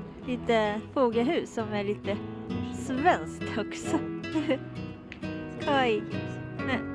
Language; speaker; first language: Swedish; non-native, learner; Japanese